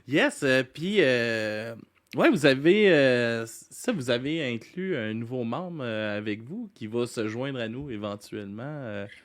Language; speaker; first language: French; native; French